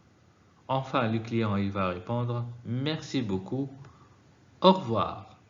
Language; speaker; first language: French; non-native, fluent; Arabic